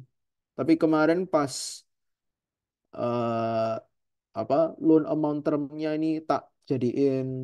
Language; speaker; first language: Indonesian; native; Indonesian